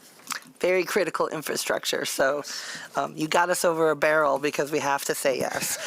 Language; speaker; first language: English; native; English